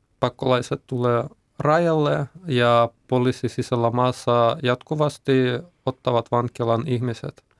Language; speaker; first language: Finnish; non-native, learner; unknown